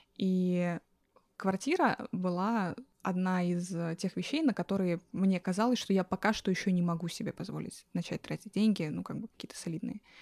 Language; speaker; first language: Russian; native; Russian